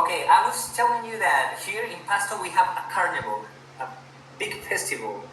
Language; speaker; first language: English; non-native, fluent; Spanish